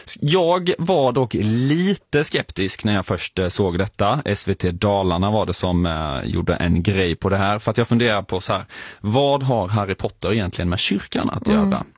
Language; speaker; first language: Swedish; native; Swedish